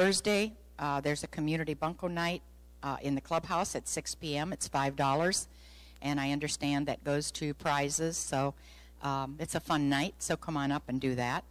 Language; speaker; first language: English; native; English